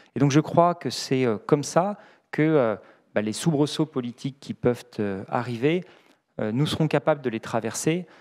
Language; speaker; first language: French; native; French